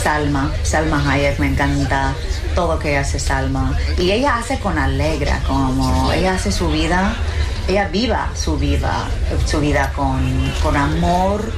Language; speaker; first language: Spanish; early bilingual, heritage; English